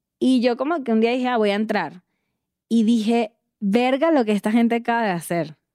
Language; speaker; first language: Spanish; native; Spanish